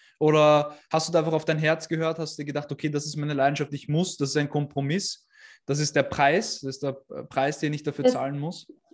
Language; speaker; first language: German; native; German